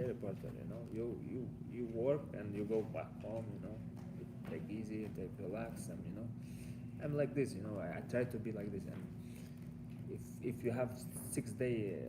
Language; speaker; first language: English; non-native, learner; Russian